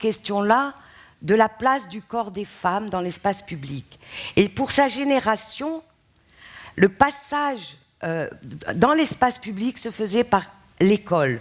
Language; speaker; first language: French; non-native, local second language; Arabic